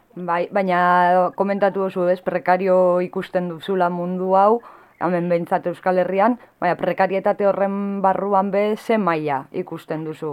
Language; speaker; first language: Basque; native; Basque